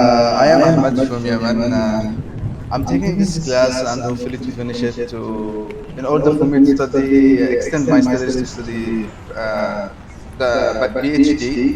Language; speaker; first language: English; non-native, fluent; Arabic